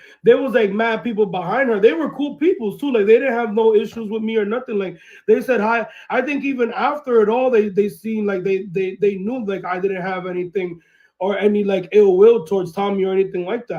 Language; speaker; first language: English; early bilingual, other home language; Spanish